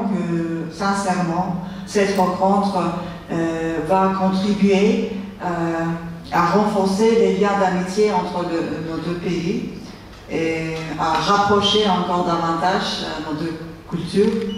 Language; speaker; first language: French; non-native, fluent; Turkish